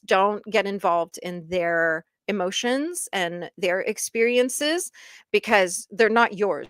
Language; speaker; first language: English; native; English